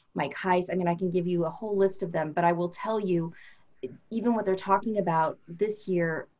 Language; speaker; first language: English; native; English